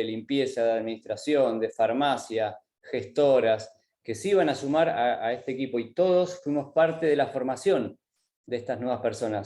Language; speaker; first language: Spanish; native; Spanish